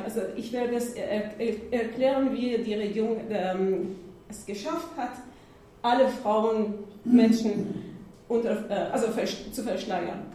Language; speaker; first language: German; non-native, learner; Persian